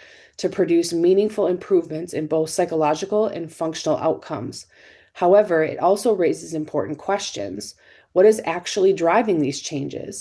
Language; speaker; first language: English; native; English